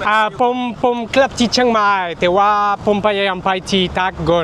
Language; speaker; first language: Thai; non-native, learner; French